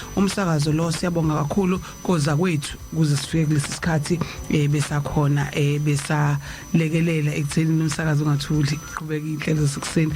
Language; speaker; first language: Zulu; native; Zulu